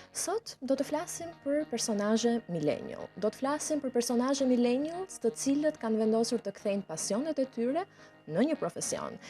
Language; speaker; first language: Albanian; native; Albanian